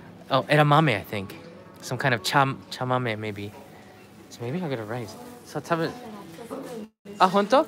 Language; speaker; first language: English; native; English